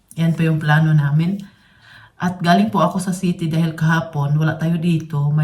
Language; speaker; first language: Filipino; non-native, local second language; Cebuano